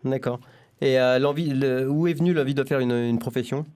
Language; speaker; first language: French; native; French